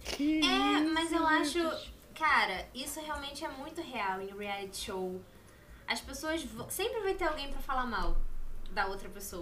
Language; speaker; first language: Portuguese; native; Portuguese